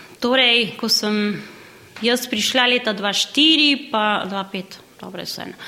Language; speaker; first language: Slovenian; early bilingual, heritage; Slovenian